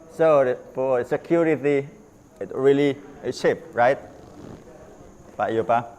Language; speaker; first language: English; non-native, learner; Indonesian